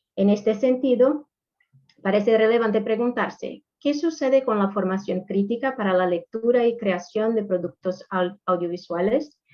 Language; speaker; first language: Spanish; non-native, fluent; Portuguese